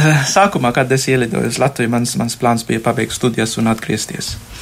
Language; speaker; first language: Latvian; non-native, fluent; Sinhala